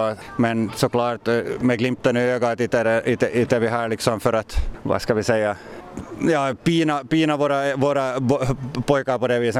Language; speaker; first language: Swedish; native; Swedish